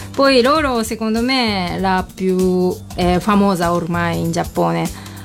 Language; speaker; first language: Italian; non-native, learner; Japanese